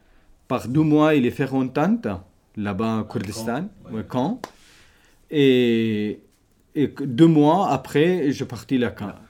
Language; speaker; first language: French; non-native, learner; Kurdish